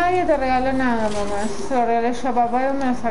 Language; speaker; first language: Spanish; native; Spanish